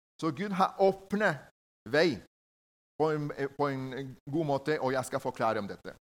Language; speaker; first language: Norwegian; non-native, learner; Spanish